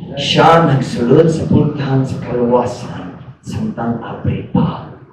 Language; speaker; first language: Cebuano; non-native, fluent; English